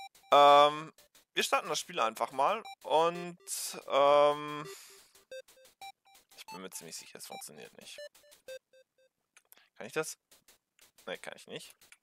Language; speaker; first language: German; native; German